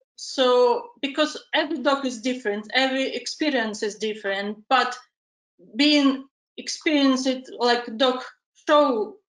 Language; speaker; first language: English; non-native, fluent; Ukrainian